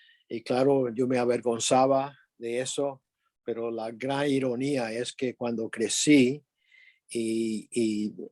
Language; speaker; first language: Spanish; early bilingual, other home language; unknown